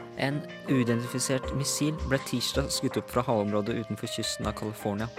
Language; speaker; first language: Norwegian; native; Norwegian